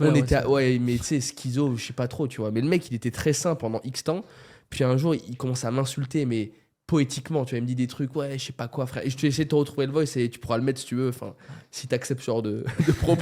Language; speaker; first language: French; native; French